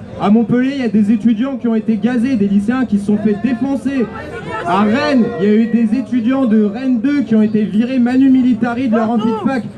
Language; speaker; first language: French; native; French